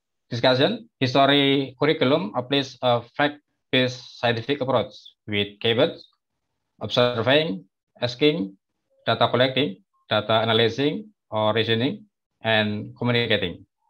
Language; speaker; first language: English; non-native, learner; Indonesian